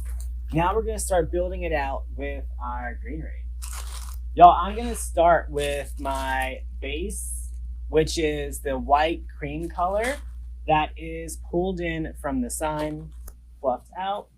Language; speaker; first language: English; native; English